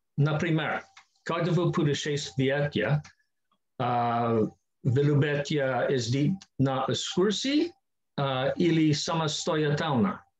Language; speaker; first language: Russian; non-native, learner; English